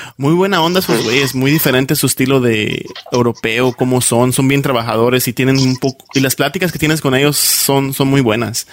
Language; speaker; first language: Spanish; native; Spanish